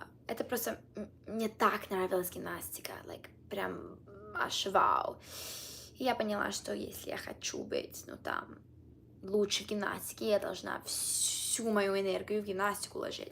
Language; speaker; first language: Russian; early bilingual, heritage; Russian